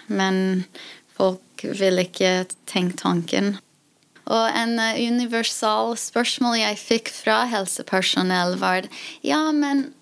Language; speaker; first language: Norwegian; non-native, fluent; English